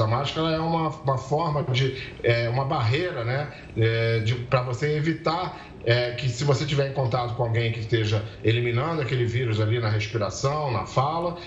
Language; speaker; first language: Portuguese; native; Portuguese